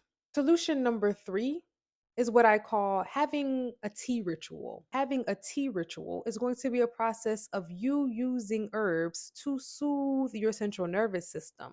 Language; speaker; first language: English; native; English